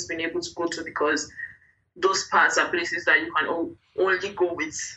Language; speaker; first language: English; non-native, local second language; Yoruba